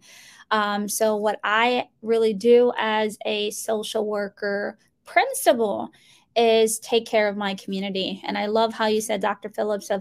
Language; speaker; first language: English; early bilingual, other home language; Somali